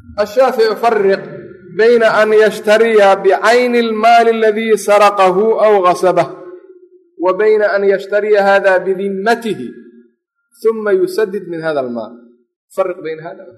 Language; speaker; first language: Arabic; non-native, local second language; Somali